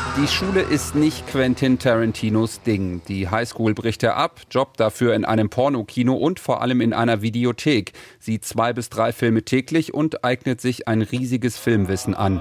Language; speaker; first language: German; native; German